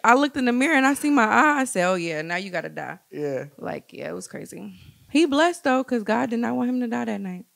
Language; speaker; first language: English; native; English